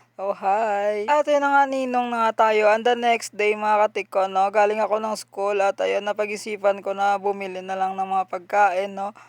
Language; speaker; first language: Filipino; non-native, local second language; Hiligaynon